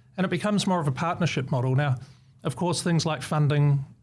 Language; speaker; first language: English; native; English